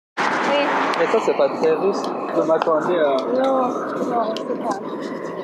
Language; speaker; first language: French; non-native, learner; Russian